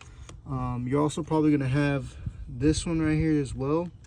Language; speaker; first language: English; native; English